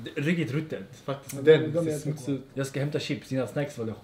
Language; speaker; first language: Swedish; early bilingual, other home language; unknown